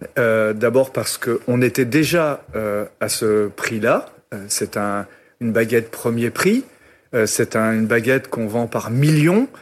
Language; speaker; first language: French; non-native, fluent; Portuguese